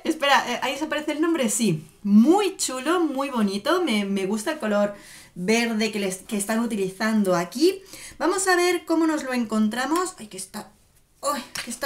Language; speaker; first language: Spanish; native; Spanish